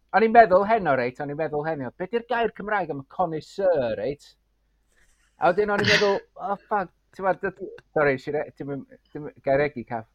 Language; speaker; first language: Welsh; native; Welsh